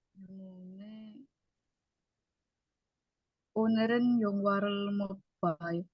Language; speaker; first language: Korean; non-native, learner; Indonesian